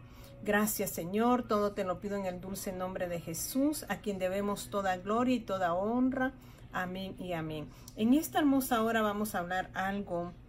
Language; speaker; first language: Spanish; native; Spanish